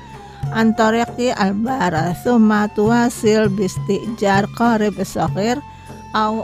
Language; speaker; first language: Arabic; non-native, fluent; Indonesian